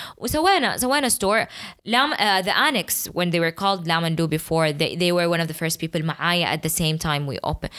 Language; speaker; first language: English; non-native, fluent; Arabic